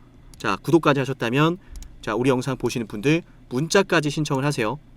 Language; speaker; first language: Korean; native; Korean